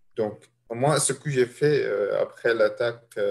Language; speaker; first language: French; non-native, fluent; Arabic